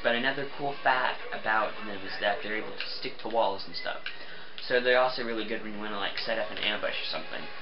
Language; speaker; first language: English; native; English